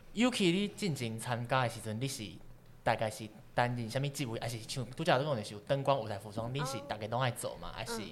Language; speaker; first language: Chinese; non-native, local second language; Cantonese